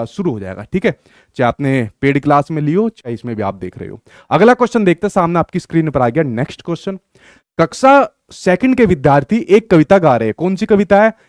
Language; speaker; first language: Hindi; native; Hindi